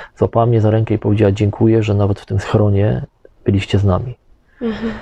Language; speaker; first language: Polish; native; Polish